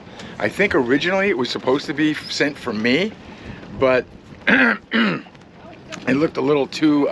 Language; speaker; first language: English; native; English